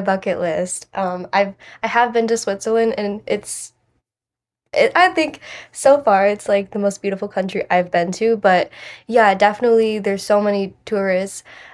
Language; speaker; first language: English; native; English